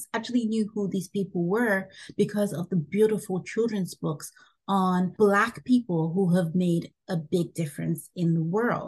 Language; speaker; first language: English; non-native, local second language; Bini